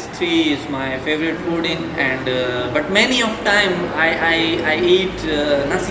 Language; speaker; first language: English; non-native, fluent; Urdu